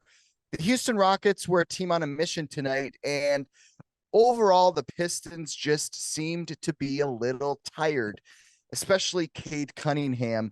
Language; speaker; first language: English; native; English